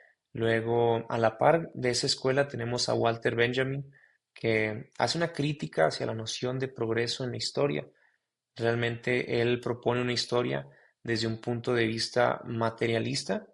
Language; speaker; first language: Spanish; native; Spanish